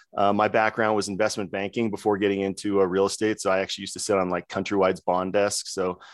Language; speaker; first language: English; native; English